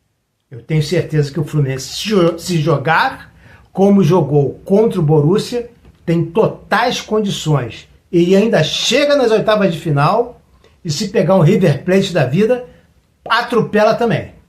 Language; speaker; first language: Portuguese; native; Portuguese